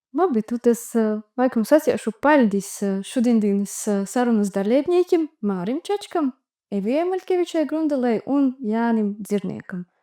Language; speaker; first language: Latvian; native; Latvian